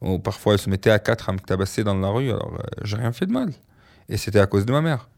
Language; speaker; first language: French; non-native, fluent; Arabic